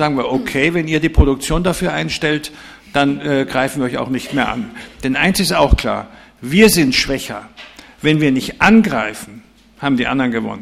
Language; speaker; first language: German; native; German